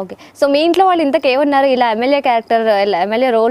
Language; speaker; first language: Telugu; native; Telugu